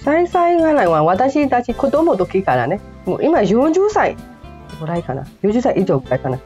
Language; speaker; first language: Japanese; non-native, fluent; Burmese